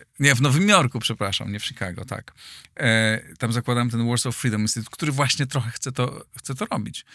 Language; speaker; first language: Polish; native; Polish